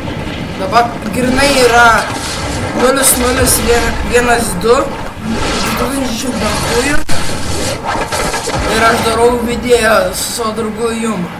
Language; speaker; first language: Lithuanian; early bilingual, heritage; Lithuanian